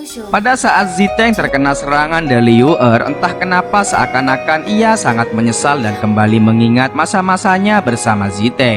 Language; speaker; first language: Indonesian; native; Indonesian